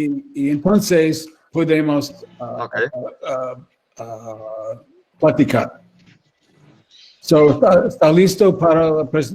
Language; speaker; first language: Spanish; non-native, learner; English